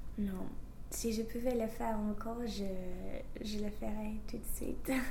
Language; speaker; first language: French; non-native, learner; English